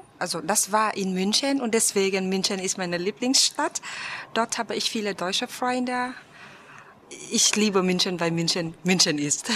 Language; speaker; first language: German; non-native, fluent; Vietnamese